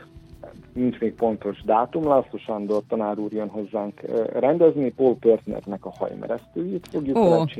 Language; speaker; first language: Hungarian; native; Hungarian